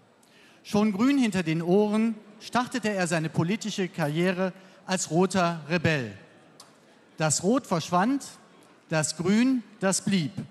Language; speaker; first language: German; native; German